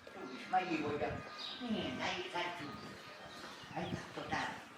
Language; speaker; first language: Italian; non-native, learner; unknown